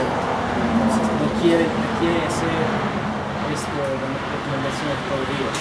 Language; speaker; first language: Spanish; non-native, learner; English